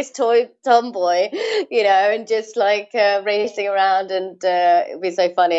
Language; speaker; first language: English; native; English